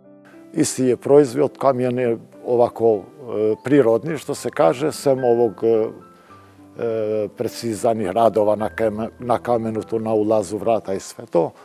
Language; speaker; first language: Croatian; non-native, local second language; Albanian